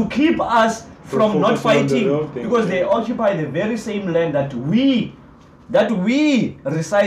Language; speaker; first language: English; non-native, local second language; Xhosa